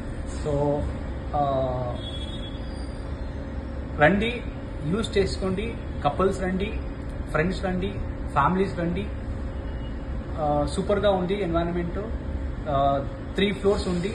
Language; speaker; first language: Telugu; non-native, learner; Hindi